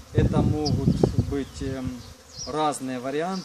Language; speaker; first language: Russian; non-native, local second language; Ukrainian